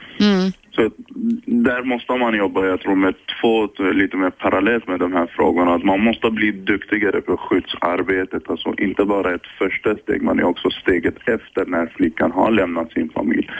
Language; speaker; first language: Swedish; early bilingual, other home language; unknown